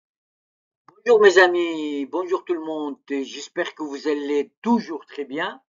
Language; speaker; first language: French; non-native, fluent; Arabic